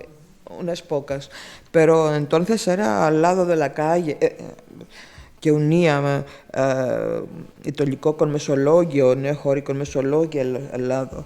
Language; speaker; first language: Spanish; non-native, fluent; Greek